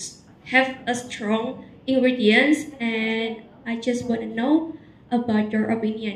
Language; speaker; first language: English; non-native, learner; Indonesian